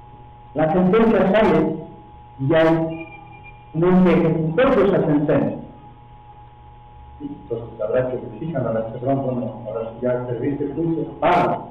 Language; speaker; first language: Spanish; native; Spanish